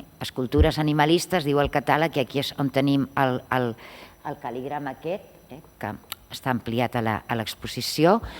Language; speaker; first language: Catalan; non-native, local second language; Spanish